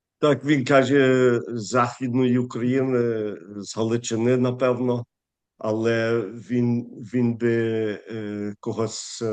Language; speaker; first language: Ukrainian; early bilingual, heritage; Ukrainian